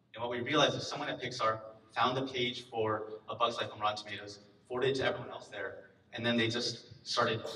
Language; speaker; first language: English; native; English